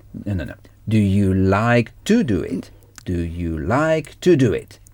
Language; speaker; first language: English; non-native, fluent; French